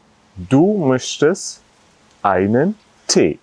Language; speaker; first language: German; non-native, fluent; Bangla